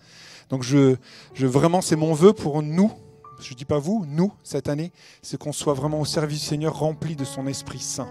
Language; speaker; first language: French; native; French